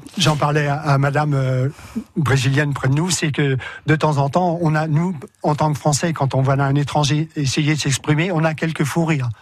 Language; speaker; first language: French; native; French